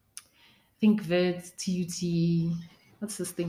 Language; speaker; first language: English; non-native, local second language; Northern Sotho